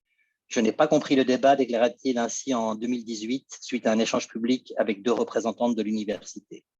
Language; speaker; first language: French; native; French